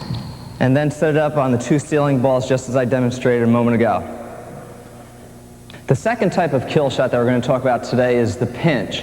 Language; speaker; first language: English; native; English